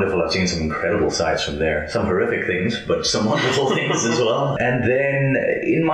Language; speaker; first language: English; native; English